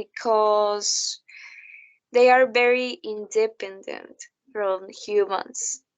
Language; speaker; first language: English; non-native, learner; Spanish